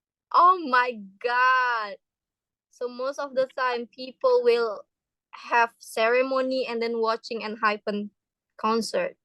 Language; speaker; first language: English; non-native, fluent; Indonesian